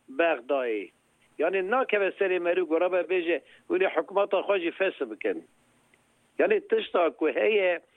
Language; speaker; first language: Kurdish; native; Kurdish